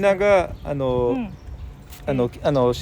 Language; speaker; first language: Japanese; non-native, fluent; French